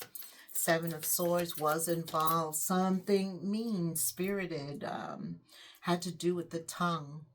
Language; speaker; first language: English; native; English